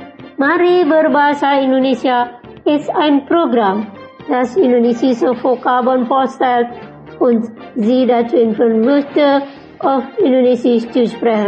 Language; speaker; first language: German; non-native, learner; Indonesian